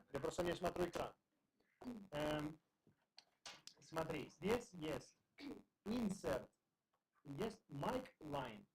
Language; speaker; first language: Russian; non-native, learner; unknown